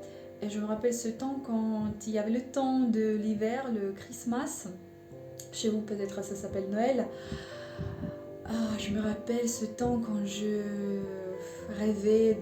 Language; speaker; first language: French; non-native, learner; Russian